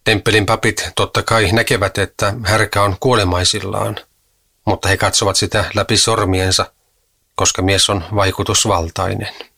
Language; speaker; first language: Finnish; native; Finnish